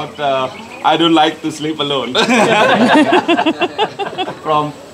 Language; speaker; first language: English; non-native, learner; Balinese